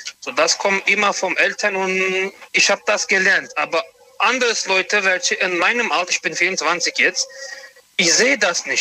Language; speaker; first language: German; non-native, learner; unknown